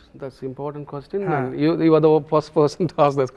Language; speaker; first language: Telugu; non-native, learner; Tamil